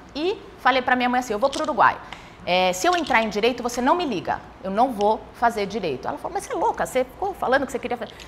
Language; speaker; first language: Portuguese; early bilingual, other home language; Spanish